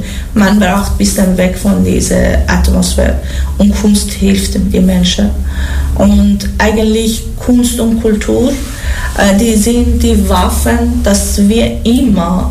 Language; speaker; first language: German; non-native, learner; Persian